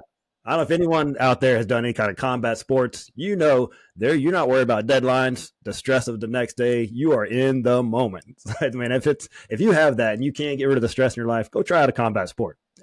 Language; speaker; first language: English; native; English